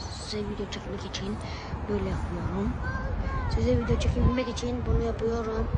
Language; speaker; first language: Turkish; early bilingual, heritage; Turkish